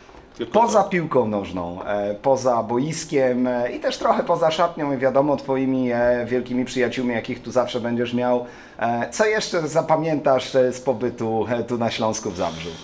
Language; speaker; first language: Polish; native; Polish